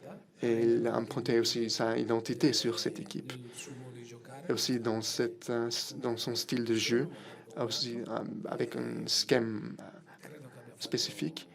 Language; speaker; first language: French; non-native, fluent; Italian